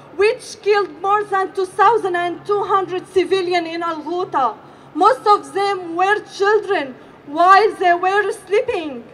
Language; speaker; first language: English; non-native, fluent; Arabic